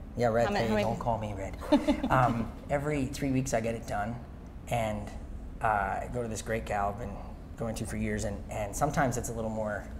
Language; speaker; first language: English; native; English